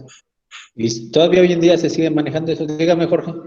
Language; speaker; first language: Spanish; native; Spanish